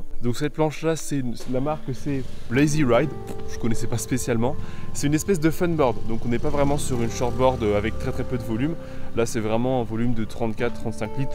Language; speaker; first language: French; native; French